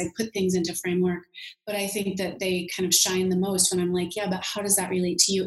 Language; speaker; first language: English; native; English